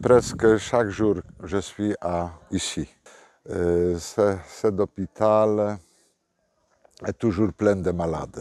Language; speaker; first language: French; non-native, fluent; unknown